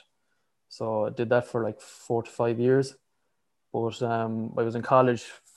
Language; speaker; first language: English; native; English